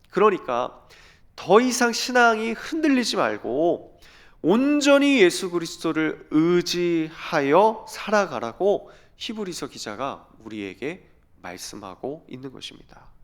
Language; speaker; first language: Korean; native; Korean